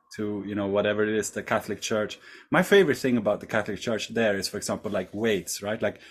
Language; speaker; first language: English; non-native, fluent; Swedish